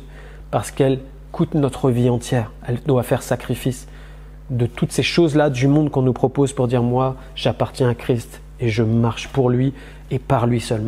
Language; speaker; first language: French; native; French